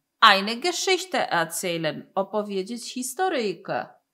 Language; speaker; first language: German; non-native, fluent; Polish